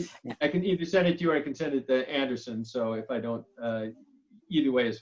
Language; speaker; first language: English; native; English